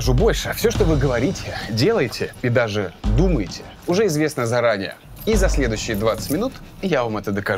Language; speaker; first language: Russian; native; Russian